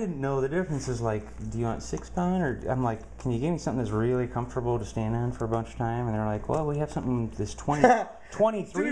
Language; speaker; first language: English; native; English